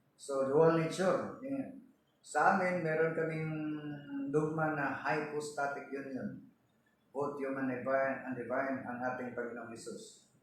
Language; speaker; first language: Filipino; non-native, local second language; Cebuano